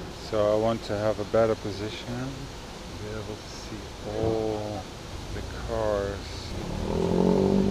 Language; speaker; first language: English; non-native, fluent; Dutch